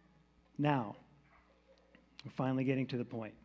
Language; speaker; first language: English; native; English